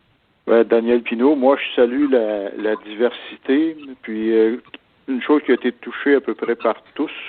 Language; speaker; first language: French; native; French